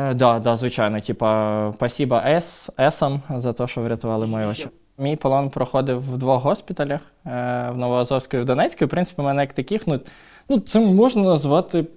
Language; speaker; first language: Ukrainian; non-native, local second language; Russian